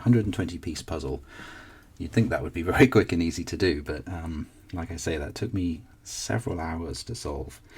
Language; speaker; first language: English; native; English